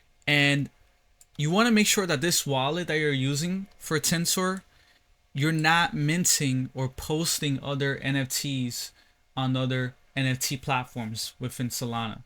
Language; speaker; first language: English; native; English